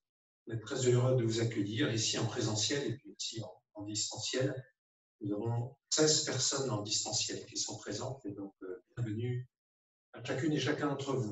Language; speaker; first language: French; native; French